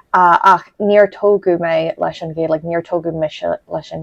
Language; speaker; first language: Irish; non-native, local second language; English